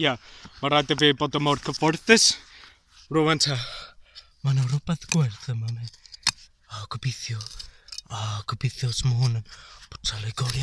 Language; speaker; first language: Welsh; non-native, learner; English